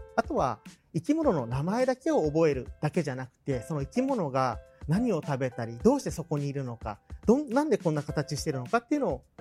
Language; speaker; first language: Japanese; native; Japanese